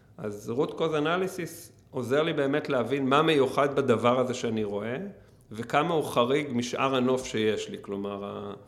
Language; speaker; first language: Hebrew; native; Hebrew